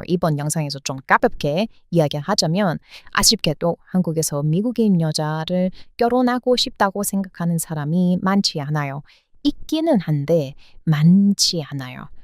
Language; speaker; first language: Korean; non-native, fluent; English